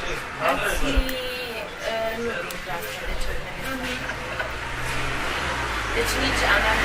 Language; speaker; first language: Romanian; non-native, local second language; Hungarian